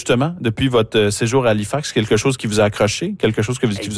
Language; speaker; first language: French; native; French